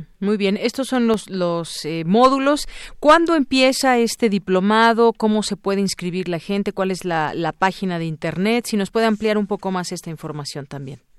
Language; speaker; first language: Spanish; native; Spanish